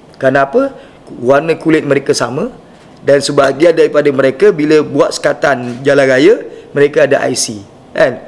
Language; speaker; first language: Malay; native; Malay